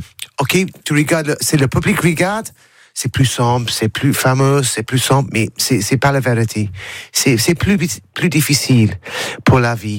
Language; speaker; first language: French; non-native, learner; English